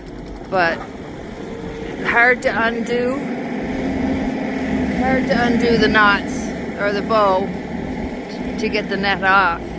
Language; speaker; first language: English; native; English